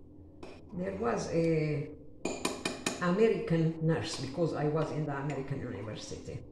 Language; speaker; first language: English; non-native, learner; Arabic